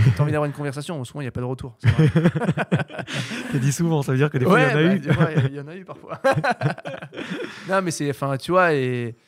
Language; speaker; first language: French; native; French